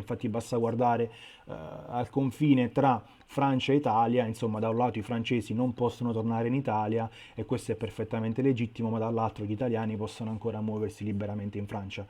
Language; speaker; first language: Italian; native; Italian